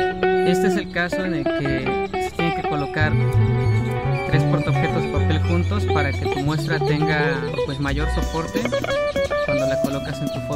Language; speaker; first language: Spanish; native; Spanish